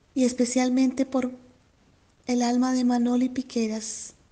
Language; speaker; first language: Spanish; native; Spanish